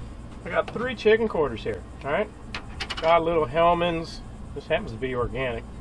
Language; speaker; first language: English; native; English